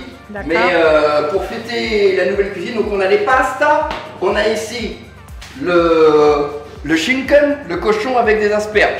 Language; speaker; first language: French; native; French